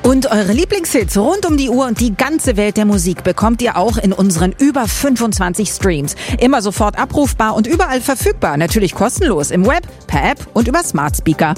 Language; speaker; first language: German; native; German